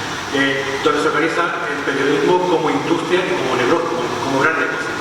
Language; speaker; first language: Spanish; native; Spanish